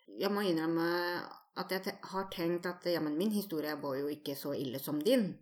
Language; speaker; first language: Norwegian; native; Norwegian